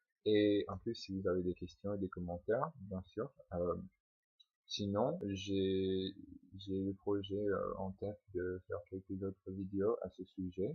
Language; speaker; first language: French; non-native, fluent; English